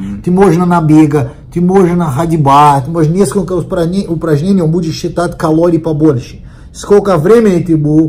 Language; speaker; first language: Russian; non-native, learner; Portuguese